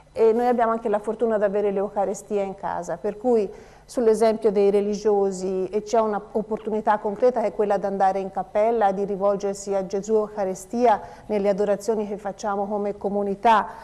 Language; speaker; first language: Italian; native; Italian